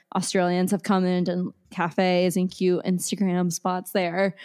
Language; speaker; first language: English; native; English